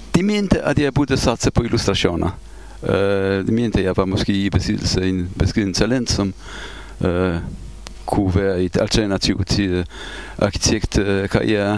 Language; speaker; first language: Danish; non-native, fluent; Polish